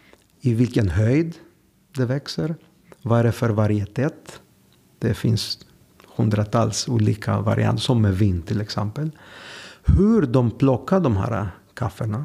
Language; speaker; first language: Swedish; non-native, fluent; Greek